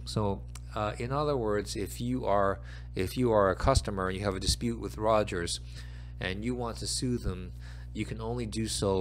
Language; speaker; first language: English; native; English